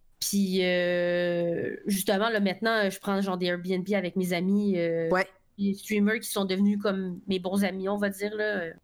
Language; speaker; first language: French; native; French